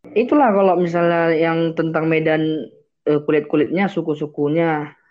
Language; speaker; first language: Indonesian; native; Indonesian